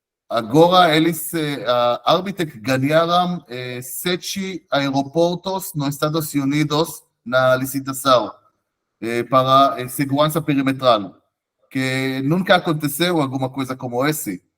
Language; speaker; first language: Portuguese; non-native, fluent; Hebrew